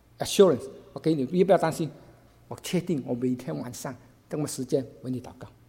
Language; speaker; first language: Chinese; non-native, local second language; Cantonese